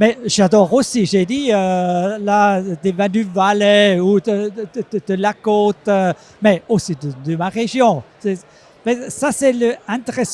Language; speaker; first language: French; non-native, local second language; German